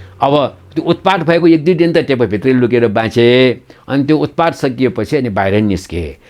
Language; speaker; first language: Nepali; non-native, local second language; Newari